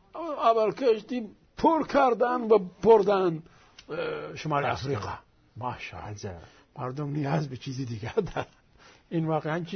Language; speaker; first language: Persian; non-native, fluent; Arabic